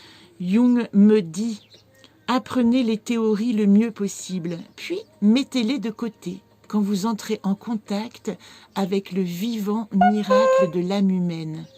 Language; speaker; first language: French; native; French